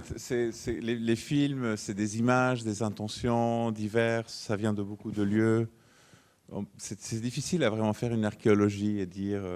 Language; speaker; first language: French; non-native, fluent; Spanish